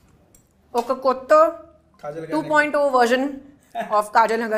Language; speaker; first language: Telugu; non-native, learner; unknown